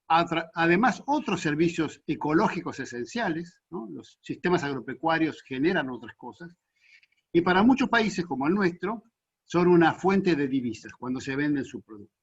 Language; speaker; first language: Spanish; native; Spanish